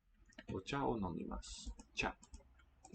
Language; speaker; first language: Japanese; non-native, learner; English